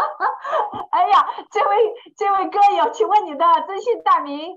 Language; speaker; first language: Chinese; native; Chinese